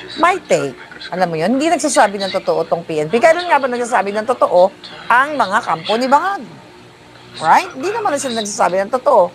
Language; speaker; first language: Filipino; non-native, local second language; Cebuano